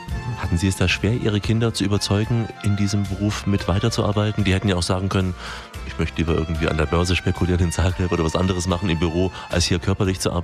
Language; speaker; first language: German; native; German